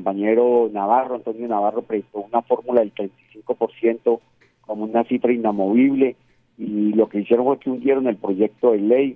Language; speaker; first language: Spanish; native; Spanish